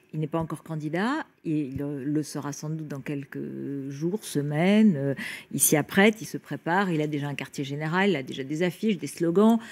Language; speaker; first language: French; native; French